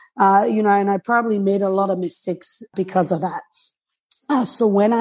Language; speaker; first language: English; non-native, local second language; Krio